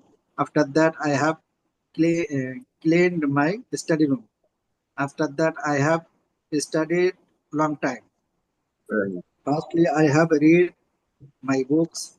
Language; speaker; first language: English; non-native, learner; Bangla